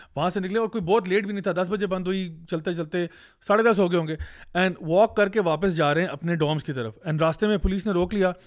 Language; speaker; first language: Urdu; native; Urdu